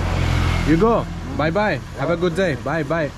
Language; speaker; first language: English; non-native, fluent; Azerbaijani